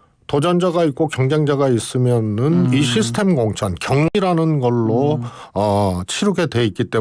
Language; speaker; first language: Korean; native; Korean